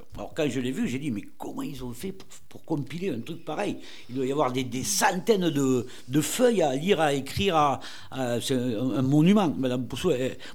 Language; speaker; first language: French; native; French